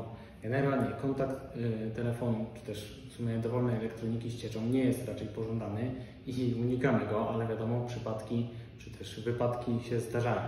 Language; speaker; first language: Polish; native; Polish